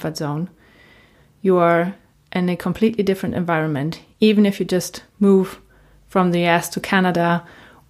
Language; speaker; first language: English; non-native, fluent; German